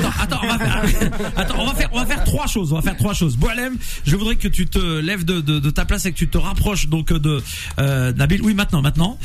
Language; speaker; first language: French; native; French